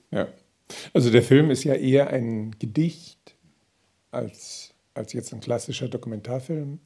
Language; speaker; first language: German; native; German